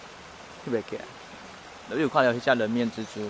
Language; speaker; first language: Chinese; native; Chinese